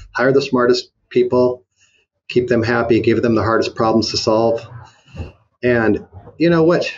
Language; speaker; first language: English; native; English